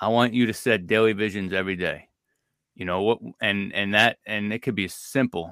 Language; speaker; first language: English; native; English